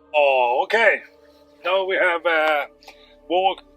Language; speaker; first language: English; non-native, fluent; Swedish